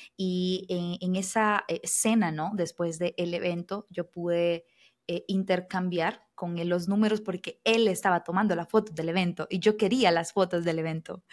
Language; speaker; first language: Spanish; native; Spanish